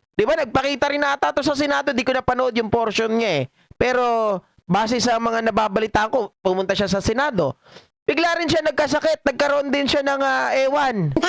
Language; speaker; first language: Filipino; native; Filipino